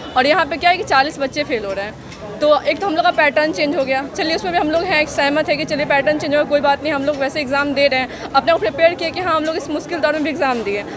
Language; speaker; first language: Hindi; native; Hindi